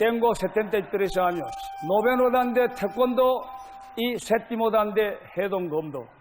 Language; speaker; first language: Spanish; non-native, learner; Korean